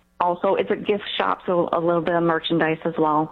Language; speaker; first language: English; native; English